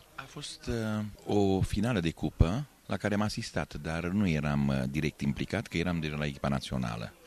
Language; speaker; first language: Romanian; non-native, local second language; Hungarian